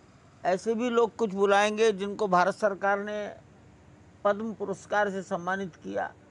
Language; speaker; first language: Hindi; native; Hindi